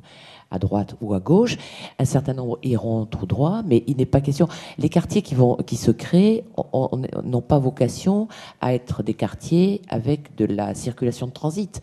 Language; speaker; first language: French; native; French